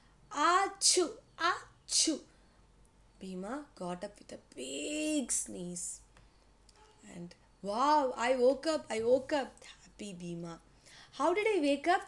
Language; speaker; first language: English; non-native, local second language; Tamil